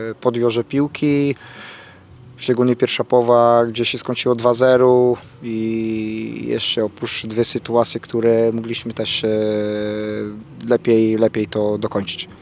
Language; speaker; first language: Polish; non-native, fluent; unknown